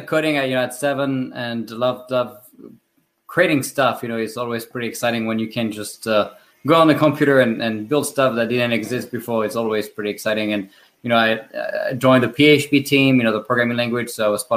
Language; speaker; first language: English; non-native, fluent; French